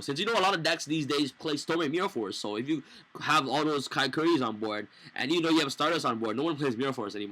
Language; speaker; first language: English; native; English